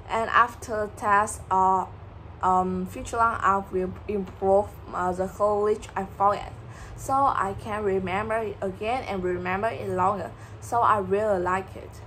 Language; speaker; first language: English; non-native, learner; Vietnamese